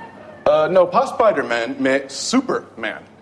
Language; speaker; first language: French; non-native, learner; English